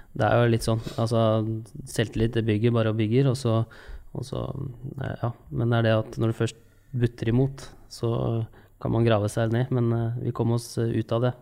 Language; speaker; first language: Norwegian; native; Norwegian